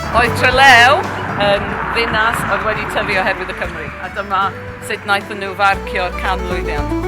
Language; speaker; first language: Welsh; native; Welsh